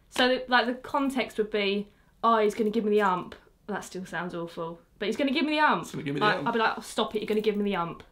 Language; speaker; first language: English; native; English